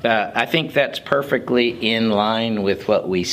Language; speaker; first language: English; native; English